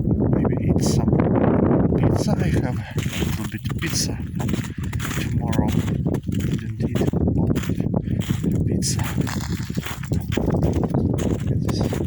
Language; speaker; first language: English; non-native, learner; Ukrainian